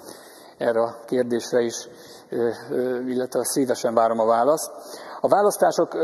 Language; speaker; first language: Hungarian; native; Hungarian